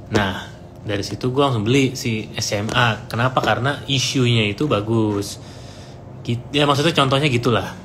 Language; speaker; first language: Indonesian; native; Indonesian